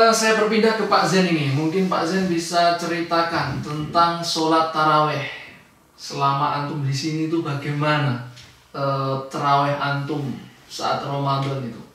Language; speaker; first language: Indonesian; native; Indonesian